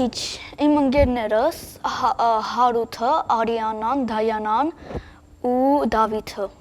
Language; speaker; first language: Armenian; early bilingual, heritage; Armenian